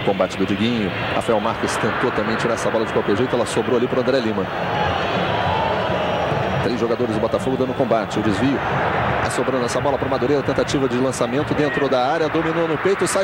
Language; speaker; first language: Portuguese; native; Portuguese